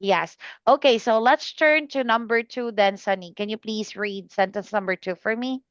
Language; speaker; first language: English; non-native, fluent; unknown